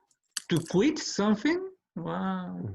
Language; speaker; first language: English; non-native, learner; Spanish